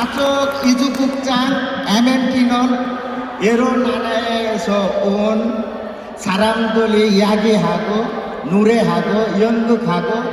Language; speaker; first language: Korean; non-native, fluent; Bangla